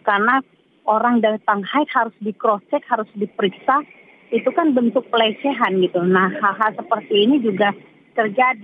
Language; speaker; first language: Indonesian; native; Indonesian